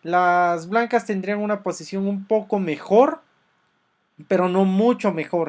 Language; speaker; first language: Spanish; native; Spanish